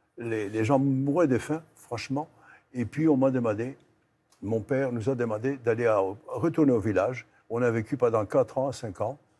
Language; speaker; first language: French; non-native, fluent; Greek